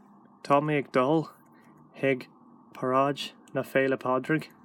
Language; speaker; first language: Irish; non-native, learner; English